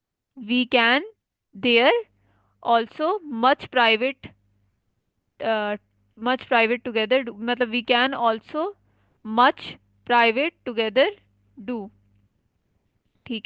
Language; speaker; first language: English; non-native, fluent; Hindi